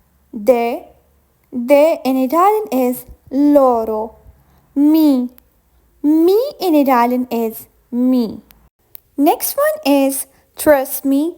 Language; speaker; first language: English; non-native, fluent; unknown